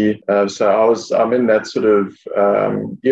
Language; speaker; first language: English; native; English